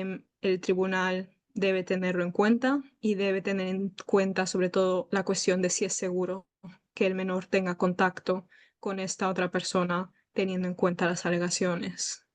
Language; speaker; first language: Spanish; native; Spanish